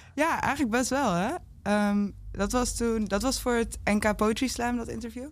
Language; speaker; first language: Dutch; native; Dutch